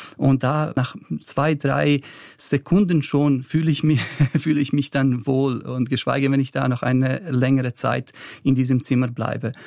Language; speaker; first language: German; early bilingual, other home language; Bosnian